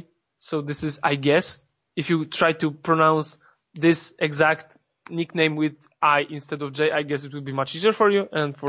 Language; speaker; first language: English; non-native, fluent; Polish